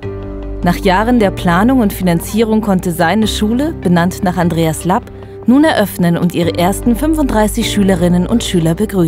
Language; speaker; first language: German; native; German